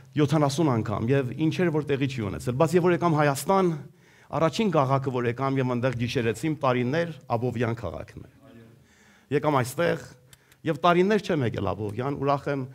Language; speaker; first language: Armenian; early bilingual, heritage; Armenian